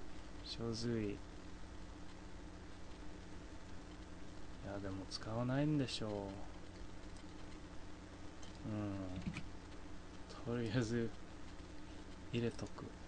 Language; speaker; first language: Japanese; non-native, fluent; English